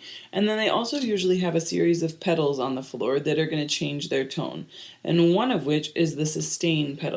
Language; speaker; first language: English; native; English